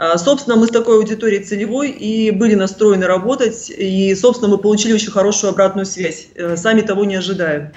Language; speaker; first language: Russian; native; Russian